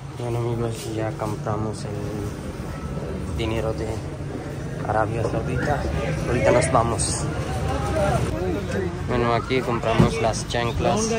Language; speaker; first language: Spanish; non-native, learner; Urdu